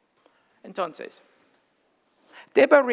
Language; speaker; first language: Spanish; non-native, fluent; English